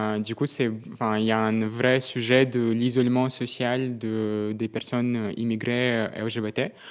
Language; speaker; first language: French; non-native, fluent; Russian